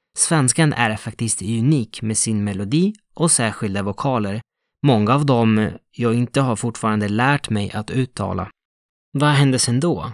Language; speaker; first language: Swedish; non-native, fluent; Italian